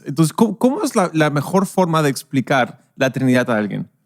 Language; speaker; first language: Spanish; non-native, local second language; English